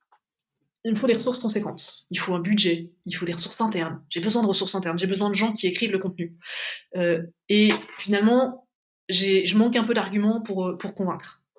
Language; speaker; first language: French; native; French